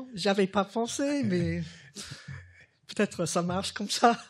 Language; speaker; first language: French; non-native, fluent; English